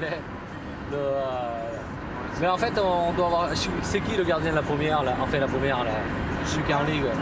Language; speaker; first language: French; early bilingual, other home language; Korean